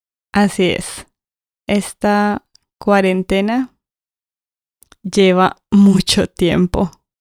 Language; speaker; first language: Spanish; native; Spanish